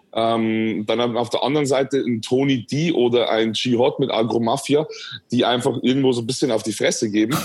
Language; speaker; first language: German; native; German